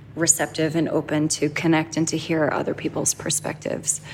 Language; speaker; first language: English; native; English